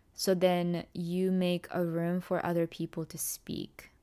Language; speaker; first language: English; early bilingual, other home language; Japanese